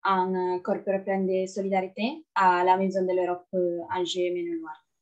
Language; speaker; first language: French; non-native, fluent; Italian